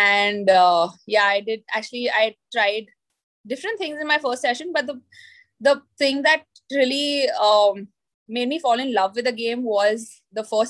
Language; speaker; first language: English; non-native, local second language; Marathi